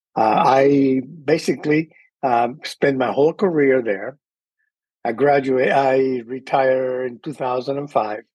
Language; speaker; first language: English; early bilingual, other home language; Spanish